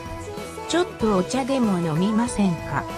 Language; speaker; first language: Japanese; non-native, learner; English